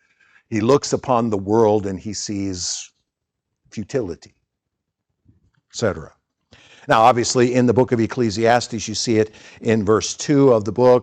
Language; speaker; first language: English; native; English